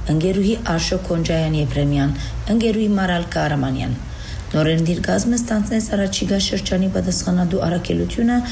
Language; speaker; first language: Armenian; early bilingual, heritage; Armenian